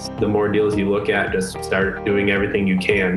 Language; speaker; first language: English; native; English